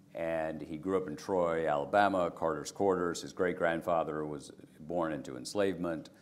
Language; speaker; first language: English; native; English